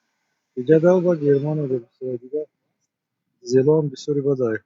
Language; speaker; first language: Persian; native; Persian